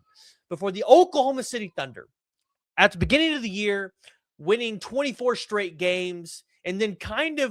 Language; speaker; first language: English; native; English